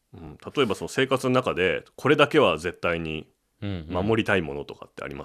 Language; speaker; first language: Japanese; native; Japanese